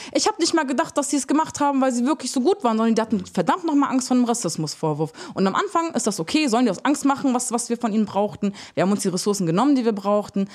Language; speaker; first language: German; early bilingual, other home language; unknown